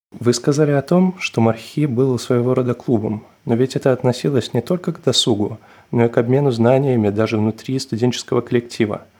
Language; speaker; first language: Russian; native; Russian